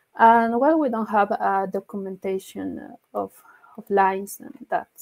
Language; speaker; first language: English; non-native, learner; Spanish